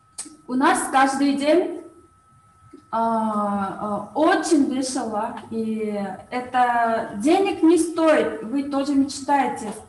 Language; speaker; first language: Russian; non-native, learner; Korean